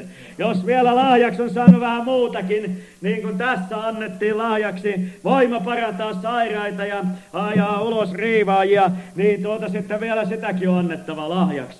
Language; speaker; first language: Finnish; native; Finnish